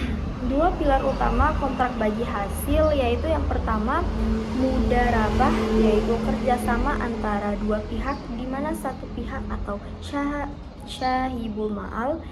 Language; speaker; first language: Indonesian; native; Indonesian